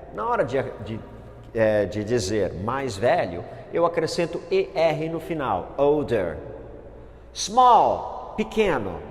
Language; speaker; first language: Portuguese; non-native, fluent; English